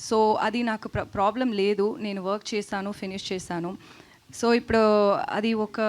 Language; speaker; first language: Telugu; non-native, learner; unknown